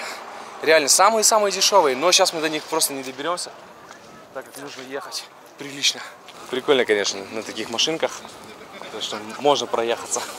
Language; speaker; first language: Russian; native; Russian